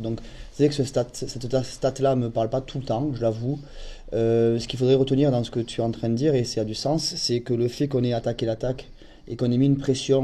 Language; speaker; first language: French; native; French